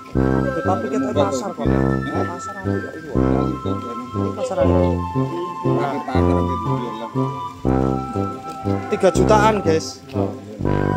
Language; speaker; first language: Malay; non-native, local second language; Javanese